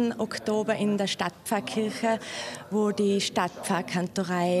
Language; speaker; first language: German; native; German